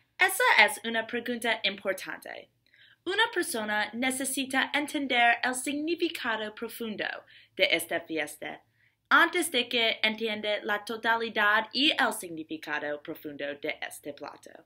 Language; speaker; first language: Spanish; non-native, learner; English